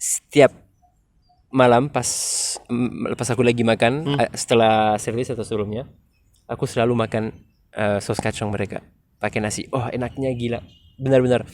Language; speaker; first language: Indonesian; non-native, fluent; French